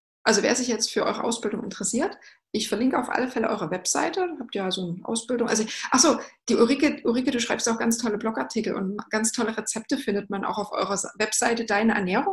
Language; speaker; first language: German; native; German